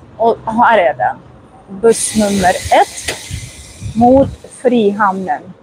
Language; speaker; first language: Swedish; non-native, fluent; Russian